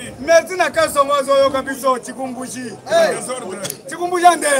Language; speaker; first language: Lingala; native; Lingala